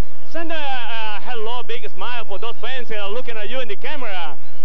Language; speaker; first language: English; non-native, fluent; Spanish